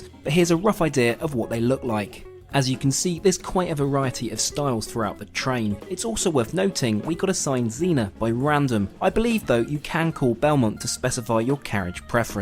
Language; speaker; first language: English; native; English